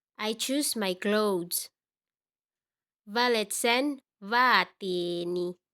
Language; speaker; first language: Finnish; non-native, learner; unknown